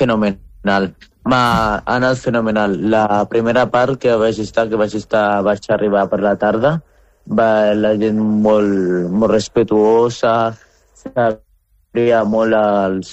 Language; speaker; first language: Catalan; non-native, fluent; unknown